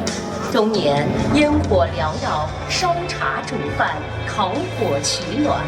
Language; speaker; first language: Chinese; native; Chinese